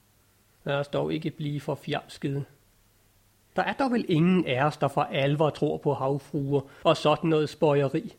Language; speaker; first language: Danish; native; Danish